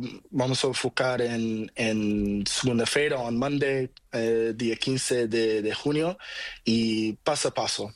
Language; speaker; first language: Spanish; non-native, learner; Portuguese